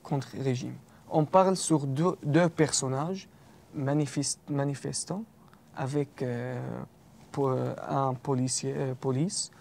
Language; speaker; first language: French; non-native, learner; Arabic